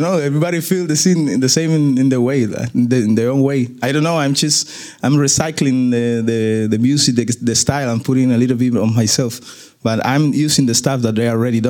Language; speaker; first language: English; non-native, learner; Spanish